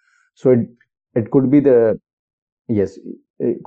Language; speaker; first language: English; non-native, local second language; Hindi